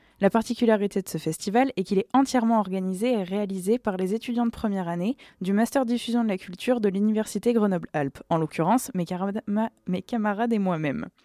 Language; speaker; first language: French; native; French